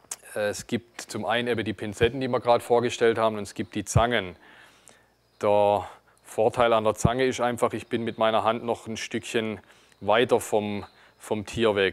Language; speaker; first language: German; native; German